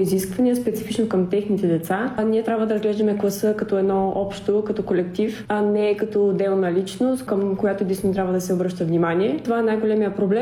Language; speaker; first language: Bulgarian; native; Bulgarian